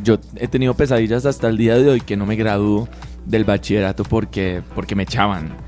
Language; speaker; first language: Spanish; native; Spanish